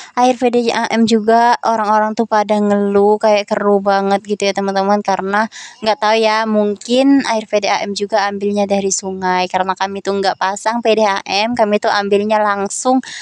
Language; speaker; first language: Indonesian; non-native, local second language; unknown